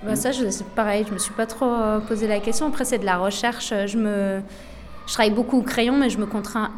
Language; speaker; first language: French; native; French